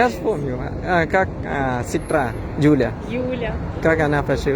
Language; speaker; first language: Russian; non-native, fluent; Thai